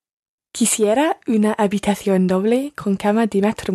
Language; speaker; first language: Spanish; non-native, learner; English